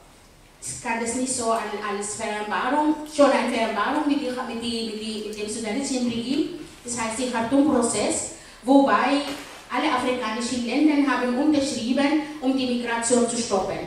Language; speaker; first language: German; non-native, fluent; Arabic